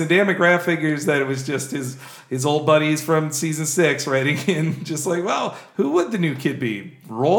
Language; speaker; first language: English; native; English